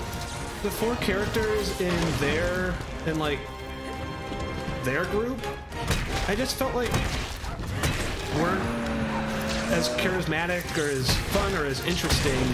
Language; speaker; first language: English; native; English